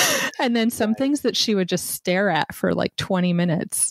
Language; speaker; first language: English; native; English